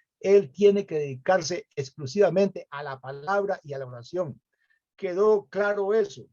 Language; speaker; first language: Spanish; native; Spanish